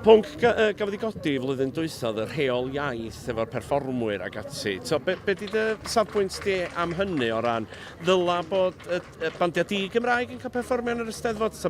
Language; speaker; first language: Welsh; native; Welsh